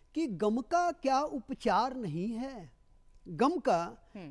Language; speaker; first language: Hindi; native; Hindi